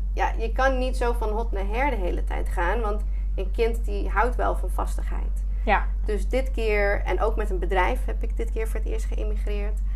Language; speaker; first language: Dutch; non-native, fluent; English